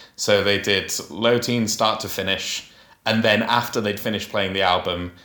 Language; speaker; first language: English; native; English